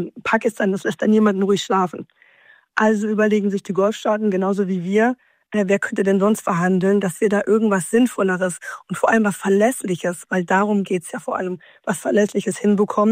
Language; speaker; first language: German; native; German